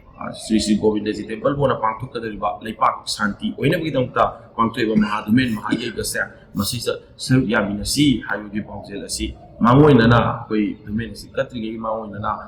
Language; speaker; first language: Manipuri; native; Manipuri